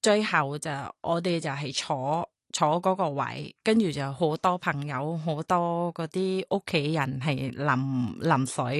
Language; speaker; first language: Cantonese; non-native, learner; Thai